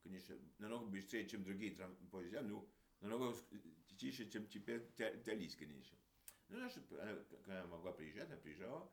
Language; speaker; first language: Russian; early bilingual, heritage; Russian